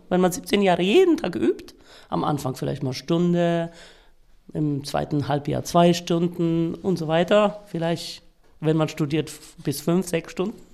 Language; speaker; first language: German; non-native, fluent; Polish